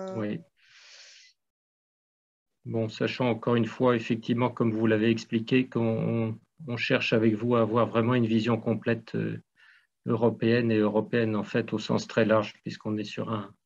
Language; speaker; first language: French; native; French